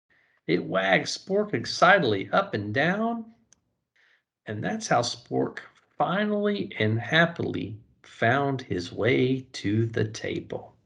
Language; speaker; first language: English; native; English